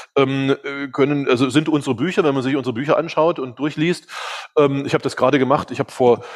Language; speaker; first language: German; early bilingual, other home language; Hungarian